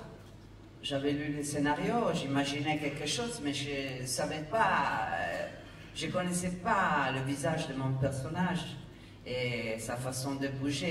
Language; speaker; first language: French; non-native, fluent; Italian